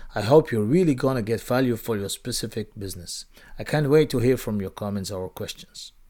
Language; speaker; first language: English; non-native, fluent; Dutch